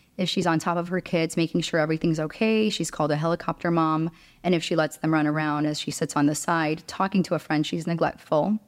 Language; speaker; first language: English; early bilingual, other home language; Romanian